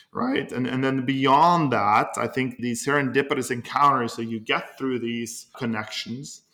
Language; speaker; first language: English; non-native, fluent; Norwegian